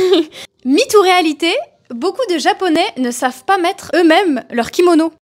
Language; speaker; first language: French; native; French